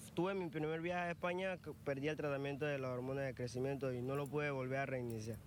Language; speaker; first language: Spanish; native; Spanish